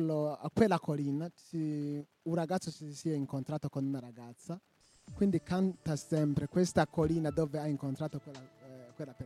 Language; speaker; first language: Italian; non-native, local second language; Rundi